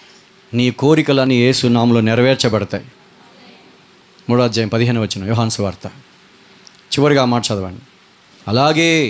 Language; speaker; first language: Telugu; native; Telugu